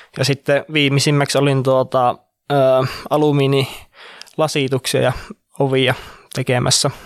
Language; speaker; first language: Finnish; native; Finnish